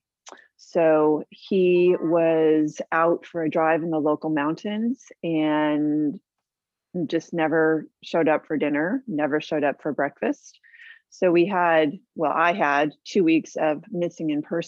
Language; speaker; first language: English; native; English